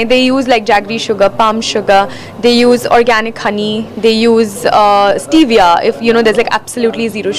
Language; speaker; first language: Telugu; non-native, learner; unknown